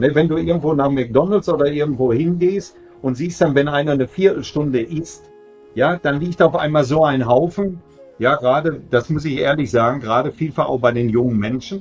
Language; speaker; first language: German; native; German